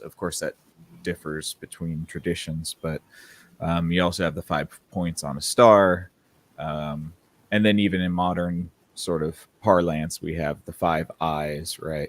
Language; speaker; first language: English; native; English